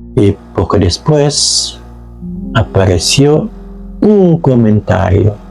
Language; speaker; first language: Spanish; non-native, fluent; Indonesian